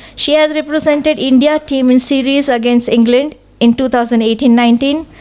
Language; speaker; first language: English; non-native, local second language; Marathi